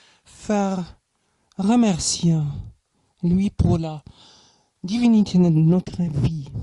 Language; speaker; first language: French; non-native, learner; German